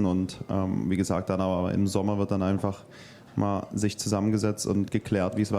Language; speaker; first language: German; native; German